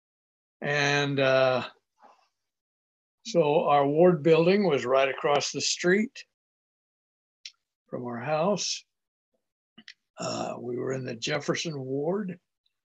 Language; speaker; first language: English; native; English